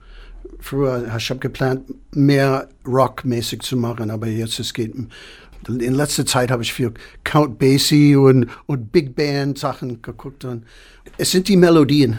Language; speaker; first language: German; non-native, fluent; English